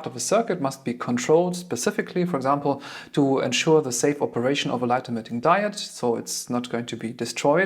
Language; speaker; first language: English; non-native, fluent; German